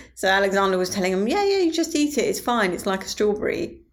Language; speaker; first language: English; native; English